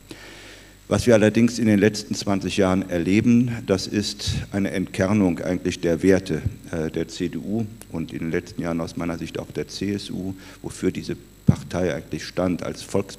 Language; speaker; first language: German; native; German